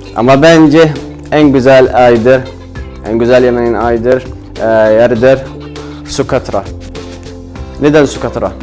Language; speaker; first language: Turkish; non-native, fluent; Arabic